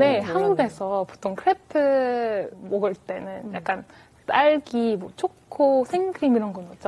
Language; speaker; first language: Korean; non-native, fluent; French